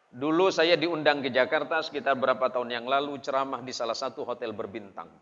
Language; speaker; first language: Indonesian; non-native, local second language; Madurese